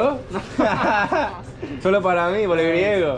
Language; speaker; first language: Spanish; non-native, learner; Greek